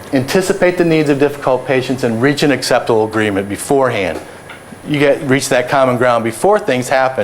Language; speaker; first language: English; native; English